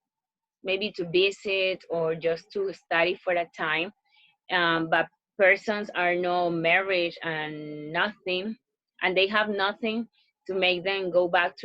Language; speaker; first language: English; non-native, learner; Spanish